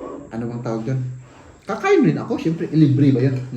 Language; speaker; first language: Filipino; native; Filipino